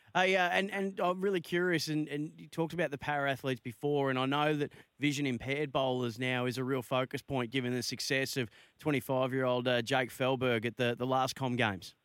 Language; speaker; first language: English; native; English